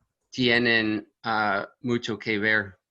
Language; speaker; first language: Spanish; non-native, fluent; English